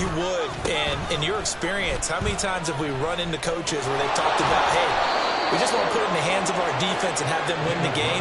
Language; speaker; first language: English; native; English